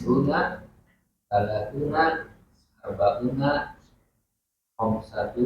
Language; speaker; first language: Arabic; non-native, learner; Indonesian